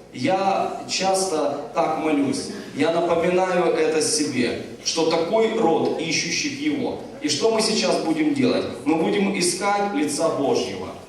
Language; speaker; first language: Russian; native; Russian